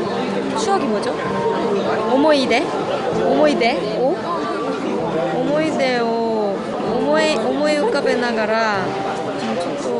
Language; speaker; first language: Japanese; non-native, fluent; Korean